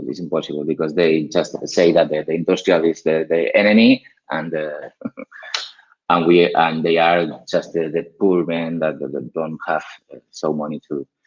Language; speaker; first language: English; non-native, learner; Spanish